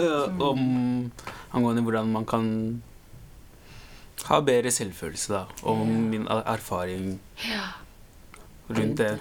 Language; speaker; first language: Norwegian; early bilingual, other home language; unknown